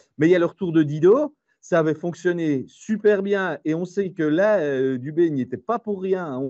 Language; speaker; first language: French; native; French